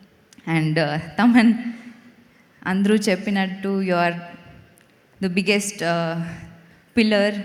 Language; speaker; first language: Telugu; non-native, fluent; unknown